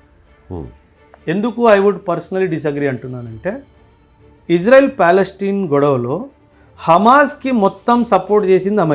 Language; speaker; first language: Telugu; non-native, local second language; Punjabi